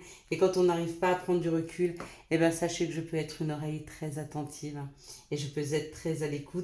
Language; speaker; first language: French; native; French